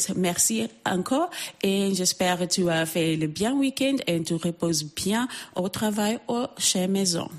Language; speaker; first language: French; non-native, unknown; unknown